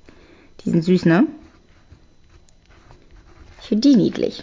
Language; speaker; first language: German; native; German